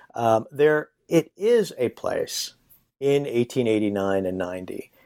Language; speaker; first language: English; native; English